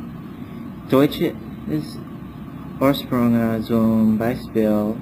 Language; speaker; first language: German; non-native, learner; English